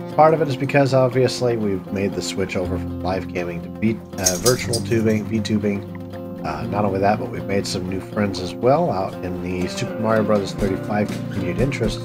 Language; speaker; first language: English; native; English